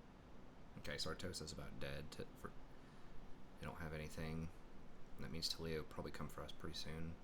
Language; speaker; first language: English; native; English